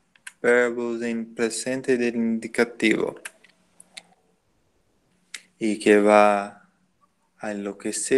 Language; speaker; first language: Spanish; non-native, learner; Portuguese